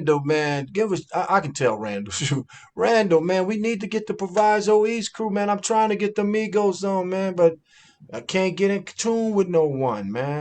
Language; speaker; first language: English; native; English